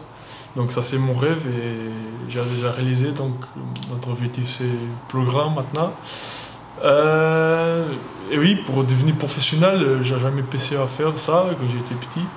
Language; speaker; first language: French; non-native, learner; Portuguese